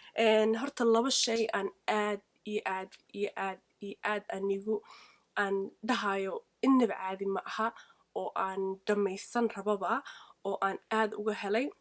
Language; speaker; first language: Somali; early bilingual, heritage; Somali